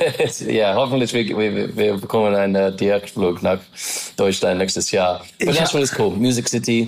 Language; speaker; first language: German; non-native, learner; English